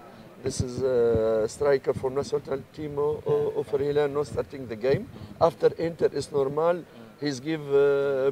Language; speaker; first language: English; non-native, learner; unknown